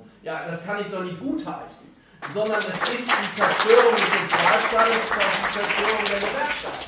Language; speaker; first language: German; native; German